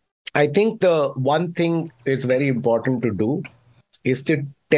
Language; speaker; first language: English; non-native, local second language; Malayalam